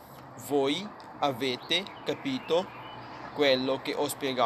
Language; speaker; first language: Italian; non-native, fluent; Urdu